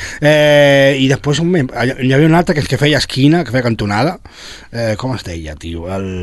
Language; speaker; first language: Catalan; non-native, local second language; Spanish